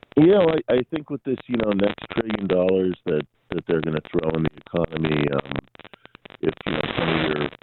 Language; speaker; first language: English; native; English